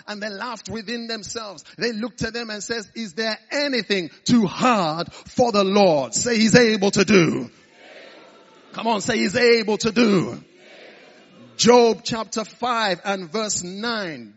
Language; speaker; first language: English; non-native, local second language; Igbo